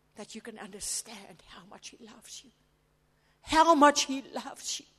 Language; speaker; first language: English; non-native, local second language; Afrikaans